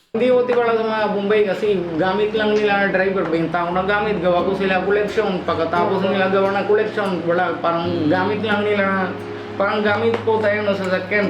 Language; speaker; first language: Filipino; non-native, learner; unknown